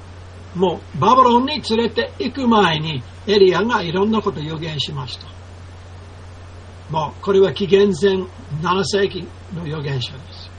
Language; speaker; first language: Japanese; non-native, fluent; English